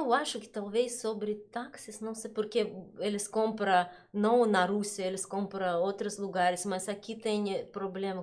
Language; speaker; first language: Portuguese; non-native, learner; Russian